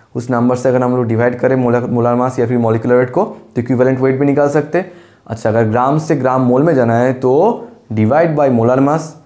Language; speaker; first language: Hindi; non-native, local second language; Bangla